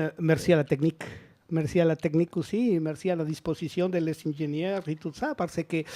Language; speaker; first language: French; non-native, learner; Spanish